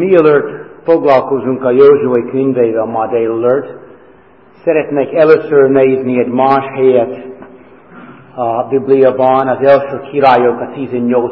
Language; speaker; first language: Hungarian; non-native, fluent; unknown